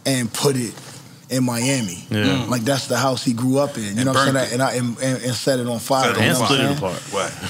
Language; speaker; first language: English; native; English